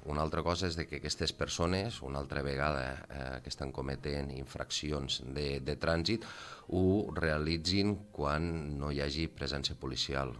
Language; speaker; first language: Catalan; native; Catalan